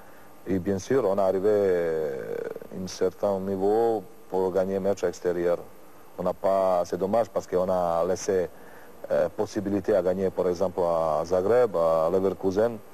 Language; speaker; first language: French; non-native, learner; Serbian